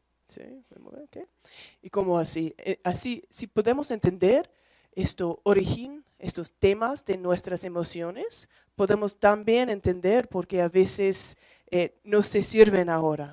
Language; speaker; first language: Spanish; non-native, learner; English